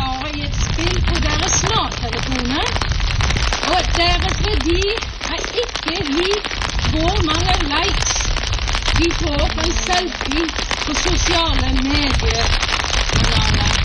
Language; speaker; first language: Norwegian; non-native, fluent; English